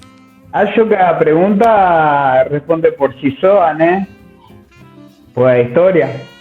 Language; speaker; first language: Portuguese; non-native, learner; Spanish